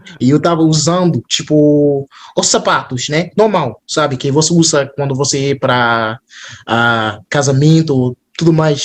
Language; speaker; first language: Portuguese; non-native, fluent; English